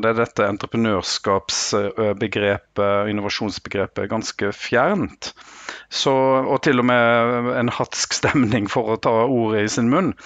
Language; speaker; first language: Norwegian; native; Norwegian